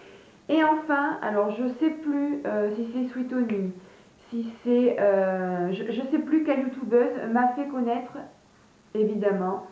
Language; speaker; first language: French; native; French